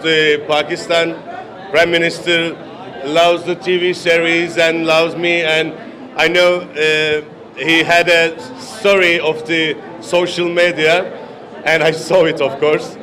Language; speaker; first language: English; non-native, learner; Turkish